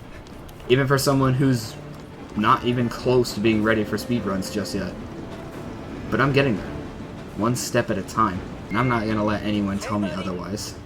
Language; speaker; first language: English; native; English